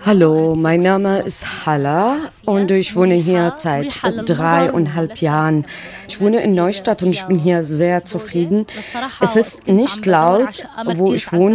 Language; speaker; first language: German; non-native, learner; Arabic